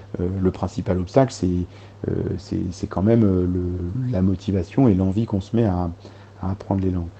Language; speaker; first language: French; early bilingual, other home language; Arabic